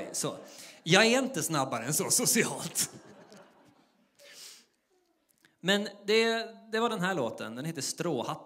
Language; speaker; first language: Swedish; native; Swedish